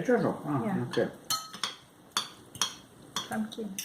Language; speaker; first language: English; non-native, fluent; German